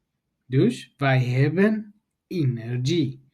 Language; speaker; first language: Dutch; non-native, learner; Tigrinya